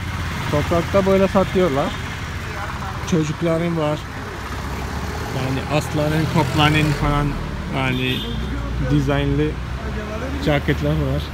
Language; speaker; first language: Turkish; non-native, fluent; Malayalam